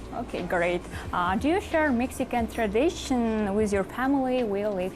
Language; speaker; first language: English; non-native, learner; Kazakh